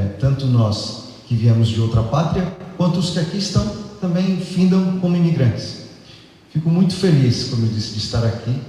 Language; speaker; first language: Portuguese; native; Portuguese